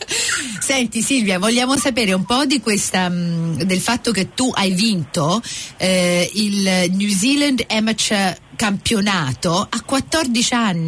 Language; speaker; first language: Italian; early bilingual, heritage; Italian